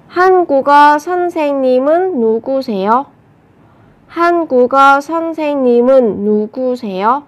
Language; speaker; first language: Korean; non-native, fluent; Vietnamese